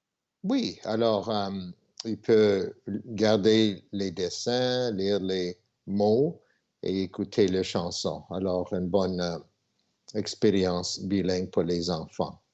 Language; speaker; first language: French; non-native, local second language; English